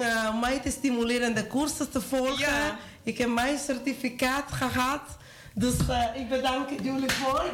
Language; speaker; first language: Dutch; non-native, learner; Spanish